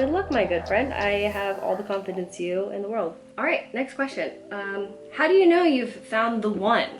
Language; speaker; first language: English; native; English